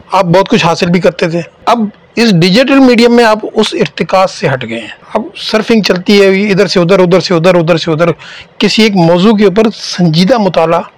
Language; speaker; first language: Urdu; native; Urdu